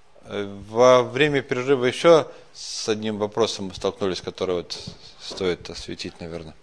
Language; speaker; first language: Russian; native; Russian